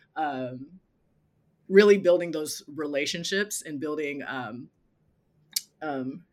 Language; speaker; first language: English; native; English